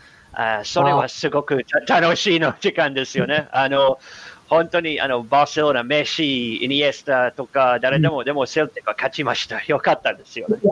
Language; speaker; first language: Japanese; non-native, learner; English